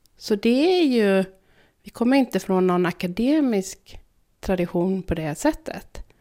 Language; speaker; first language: Swedish; native; Swedish